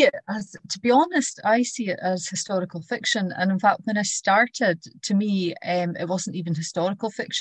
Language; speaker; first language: English; native; English